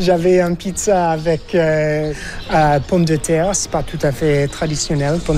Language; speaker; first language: French; non-native, fluent; English